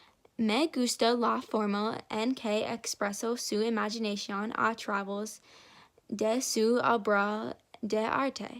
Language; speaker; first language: Spanish; non-native, learner; English